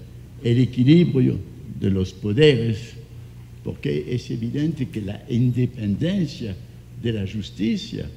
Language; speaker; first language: Spanish; non-native, fluent; French